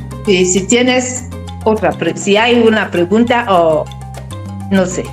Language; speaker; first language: Spanish; non-native, fluent; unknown